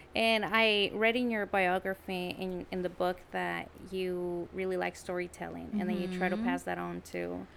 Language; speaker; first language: English; early bilingual, other home language; Spanish